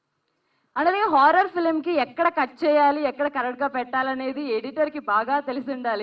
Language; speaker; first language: Telugu; native; Telugu